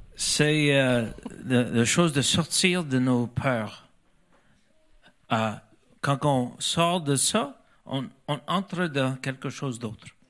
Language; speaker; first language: French; non-native, learner; English